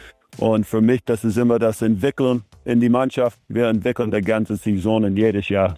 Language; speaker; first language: German; non-native, fluent; English